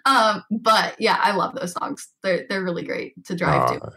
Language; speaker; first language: English; native; English